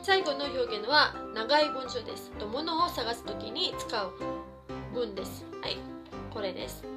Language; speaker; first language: Japanese; non-native, fluent; Filipino